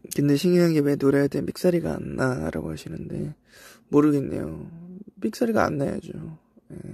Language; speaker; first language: Korean; native; Korean